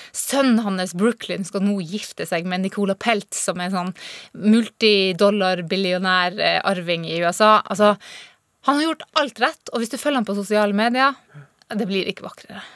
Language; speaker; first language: Norwegian; native; Norwegian